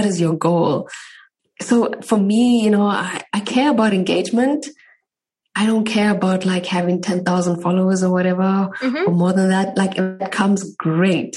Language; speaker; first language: English; native; English